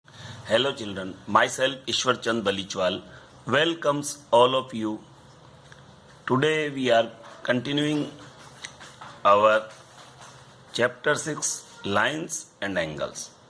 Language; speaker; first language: English; non-native, local second language; Hindi